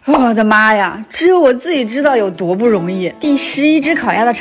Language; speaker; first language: Chinese; native; Chinese